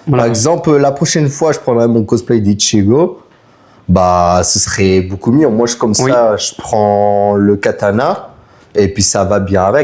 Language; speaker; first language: French; native; French